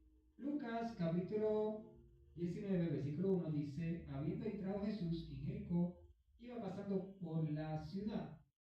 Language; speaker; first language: Spanish; native; Spanish